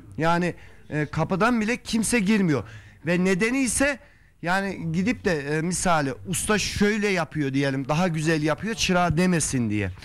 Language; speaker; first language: Turkish; native; Turkish